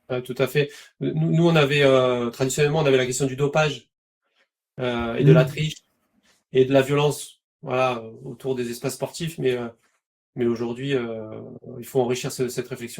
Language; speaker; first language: French; native; French